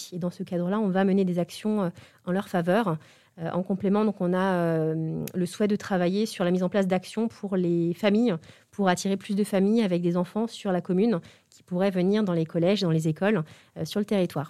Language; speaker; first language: French; native; French